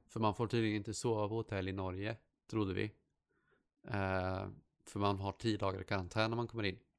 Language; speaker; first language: Swedish; native; Swedish